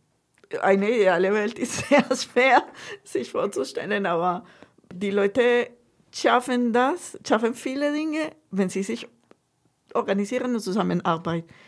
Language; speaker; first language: German; non-native, fluent; Spanish